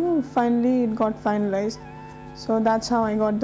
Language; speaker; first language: Telugu; non-native, local second language; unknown